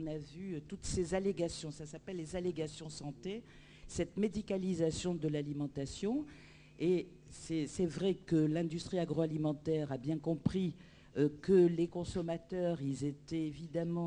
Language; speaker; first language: French; native; French